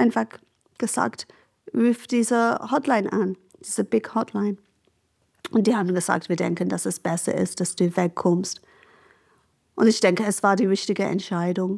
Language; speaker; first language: German; non-native, fluent; English